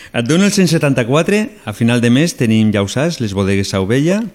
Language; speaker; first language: Catalan; non-native, local second language; Spanish